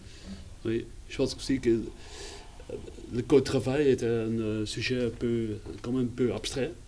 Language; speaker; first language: French; non-native, fluent; Dutch